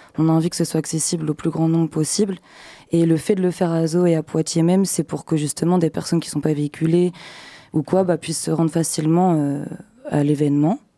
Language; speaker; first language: French; native; French